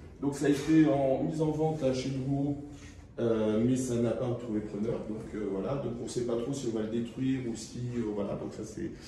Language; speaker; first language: French; native; French